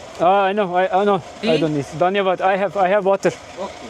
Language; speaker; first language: English; non-native, learner; Turkish